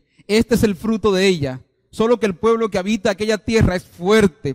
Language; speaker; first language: Spanish; native; Spanish